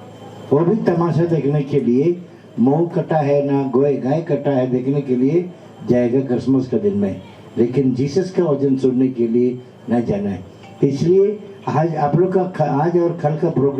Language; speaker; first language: Hindi; non-native, local second language; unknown